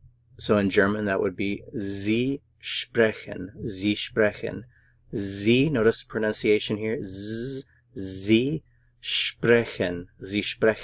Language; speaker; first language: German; non-native, fluent; English